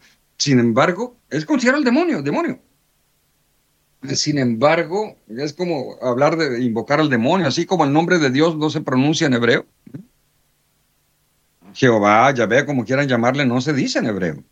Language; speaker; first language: Spanish; native; Spanish